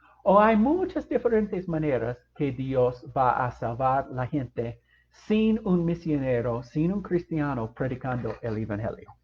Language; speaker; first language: Spanish; non-native, fluent; English